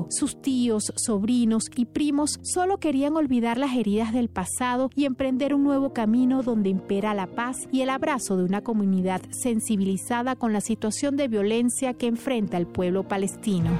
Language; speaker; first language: Spanish; native; Spanish